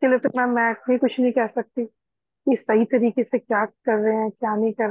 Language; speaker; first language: Hindi; native; Hindi